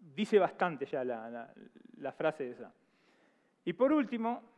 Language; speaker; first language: Spanish; native; Spanish